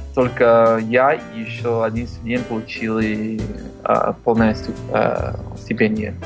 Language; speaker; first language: Russian; non-native, learner; Spanish